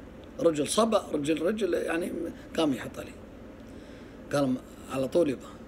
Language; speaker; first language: Arabic; native; Arabic